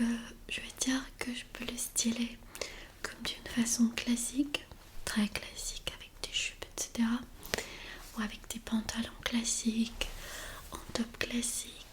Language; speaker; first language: French; non-native, fluent; Armenian